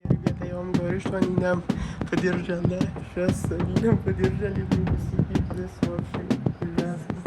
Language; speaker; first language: Russian; non-native, learner; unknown